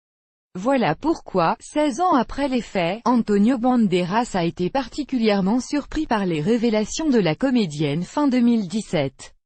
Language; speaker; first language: French; native; French